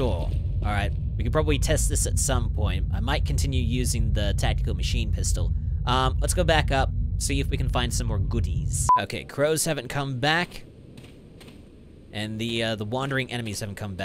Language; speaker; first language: English; native; English